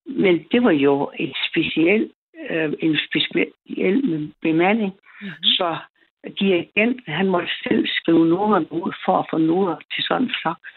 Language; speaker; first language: Danish; native; Danish